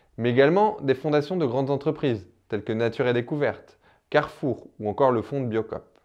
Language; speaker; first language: French; native; French